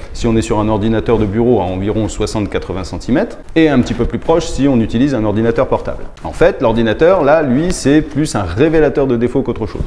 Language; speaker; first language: French; native; French